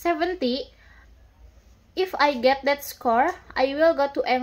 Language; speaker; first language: English; non-native, learner; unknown